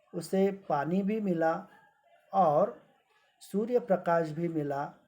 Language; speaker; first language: Hindi; non-native, local second language; Marathi